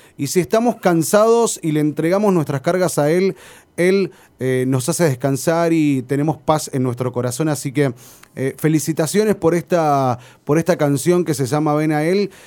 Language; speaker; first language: Spanish; native; Spanish